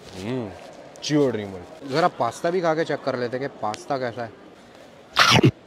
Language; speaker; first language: Hindi; native; Hindi